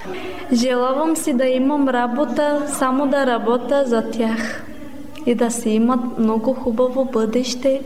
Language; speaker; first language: Bulgarian; non-native, local second language; Romany